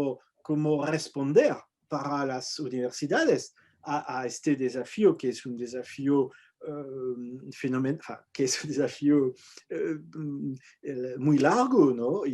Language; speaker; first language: Spanish; non-native, fluent; French